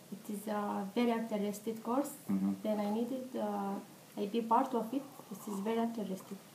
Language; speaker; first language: English; non-native, learner; Arabic